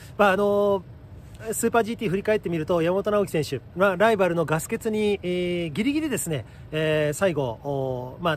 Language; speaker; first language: Japanese; native; Japanese